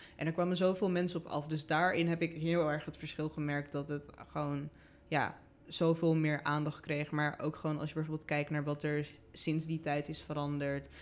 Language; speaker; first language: Dutch; native; Dutch